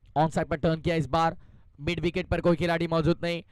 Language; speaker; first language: Hindi; non-native, local second language; Marathi